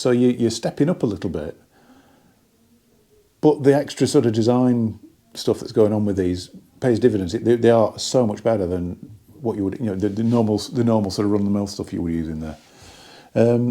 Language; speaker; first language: English; native; English